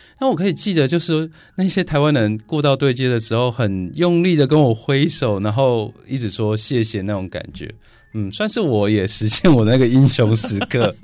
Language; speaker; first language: Chinese; native; Chinese